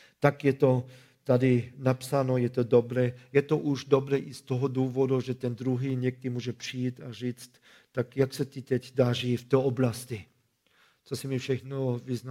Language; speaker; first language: Czech; non-native, fluent; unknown